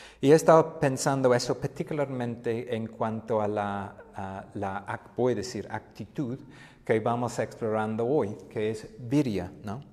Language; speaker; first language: Spanish; non-native, fluent; English